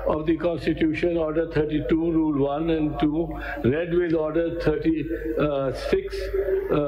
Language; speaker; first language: English; non-native, local second language; Urdu